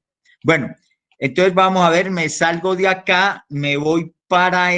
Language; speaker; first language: Spanish; native; Spanish